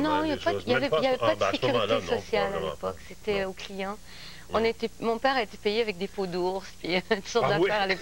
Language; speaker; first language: French; native; French